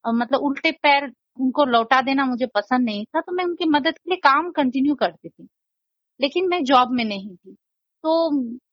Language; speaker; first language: Hindi; non-native, local second language; Nepali